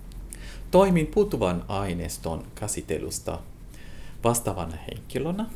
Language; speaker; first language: Finnish; non-native, fluent; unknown